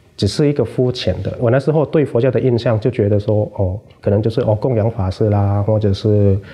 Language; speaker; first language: Chinese; non-native, fluent; Lao